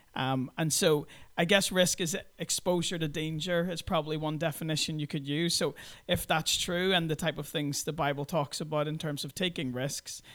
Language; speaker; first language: English; native; English